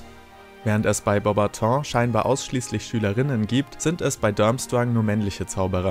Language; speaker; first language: German; native; German